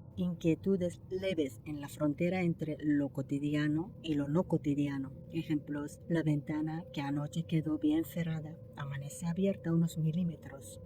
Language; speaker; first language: Spanish; non-native, fluent; Japanese